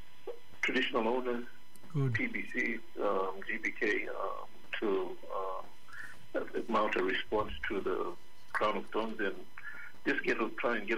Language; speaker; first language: English; native; English